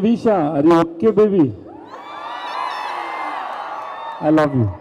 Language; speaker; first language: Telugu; non-native, learner; Tamil